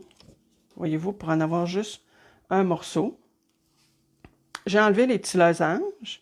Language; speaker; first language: French; native; French